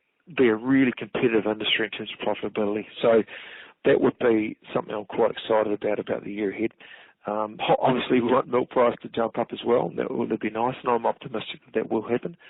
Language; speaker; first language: English; native; English